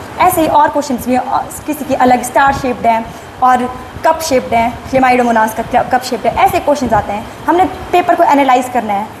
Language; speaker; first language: Hindi; native; Hindi